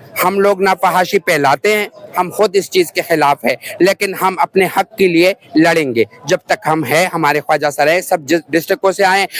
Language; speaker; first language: Urdu; non-native, local second language; Pashto